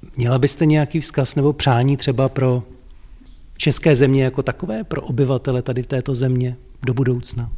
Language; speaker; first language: Czech; native; Czech